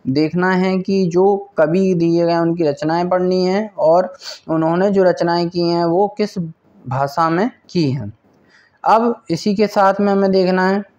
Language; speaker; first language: Hindi; native; Hindi